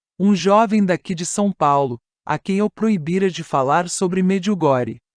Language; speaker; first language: Portuguese; non-native, fluent; Italian